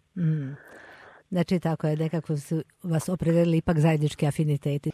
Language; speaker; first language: Serbian; native; Serbian